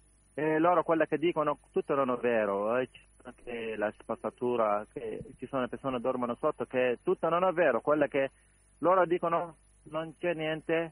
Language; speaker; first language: Italian; non-native, learner; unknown